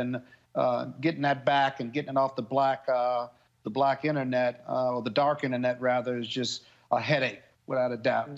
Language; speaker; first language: English; native; English